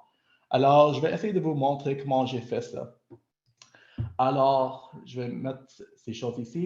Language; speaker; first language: French; non-native, local second language; English